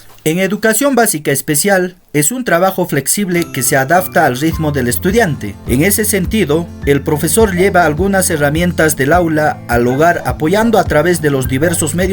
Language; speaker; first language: Spanish; native; Spanish